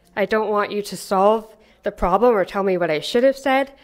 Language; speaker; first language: English; native; English